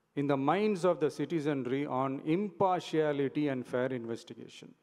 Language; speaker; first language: English; non-native, local second language; Tamil